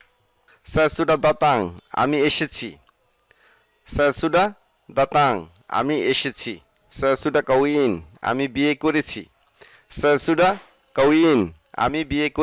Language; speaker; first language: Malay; non-native, fluent; Bangla